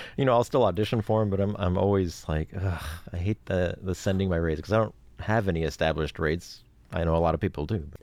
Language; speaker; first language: English; native; English